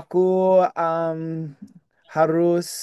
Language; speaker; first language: Indonesian; non-native, learner; English